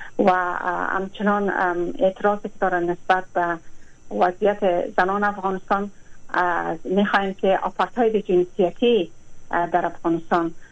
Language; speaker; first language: Persian; native; Persian